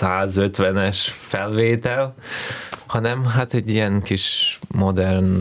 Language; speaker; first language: Hungarian; non-native, fluent; Russian